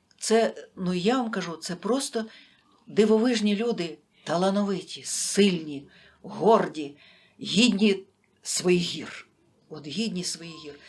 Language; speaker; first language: Ukrainian; native; Ukrainian